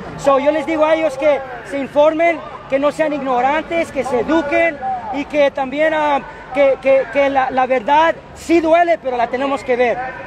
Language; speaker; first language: Spanish; early bilingual, heritage; Spanish